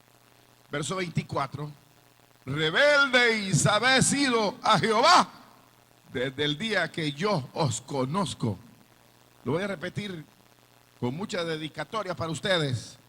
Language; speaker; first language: Spanish; native; Spanish